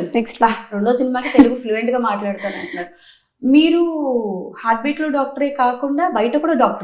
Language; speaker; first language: Telugu; native; Telugu